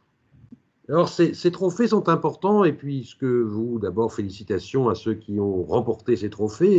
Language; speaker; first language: French; native; French